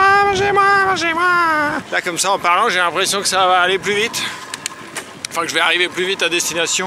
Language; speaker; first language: French; native; French